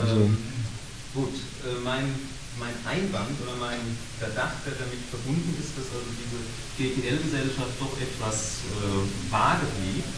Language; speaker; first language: German; native; German